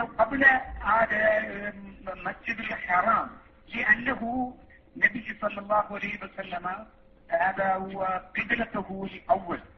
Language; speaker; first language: Arabic; non-native, learner; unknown